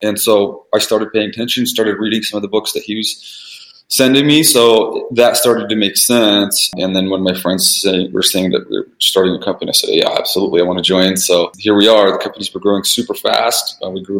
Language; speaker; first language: English; early bilingual, other home language; Russian